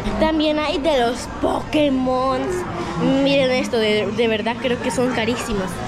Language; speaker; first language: Spanish; native; Spanish